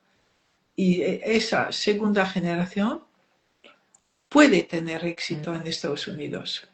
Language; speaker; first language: Spanish; non-native, fluent; French